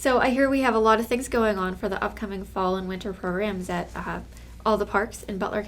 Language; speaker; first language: English; native; English